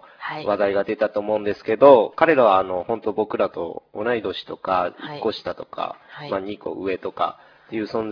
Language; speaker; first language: Japanese; native; Japanese